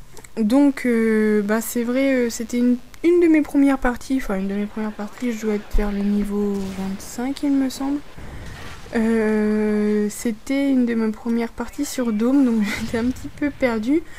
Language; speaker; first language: French; native; French